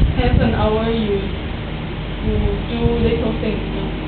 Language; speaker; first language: English; non-native, learner; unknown